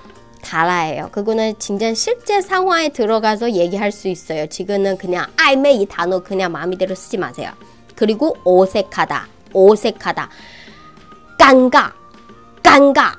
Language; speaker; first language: Korean; non-native, fluent; Chinese